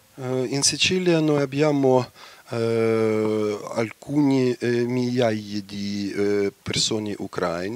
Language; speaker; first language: Italian; non-native, fluent; Ukrainian